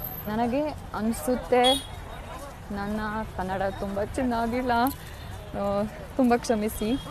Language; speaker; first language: Kannada; non-native, learner; German